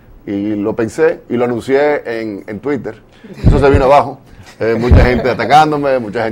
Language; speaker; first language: Spanish; native; Spanish